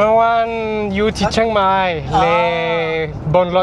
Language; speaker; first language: Thai; non-native, learner; French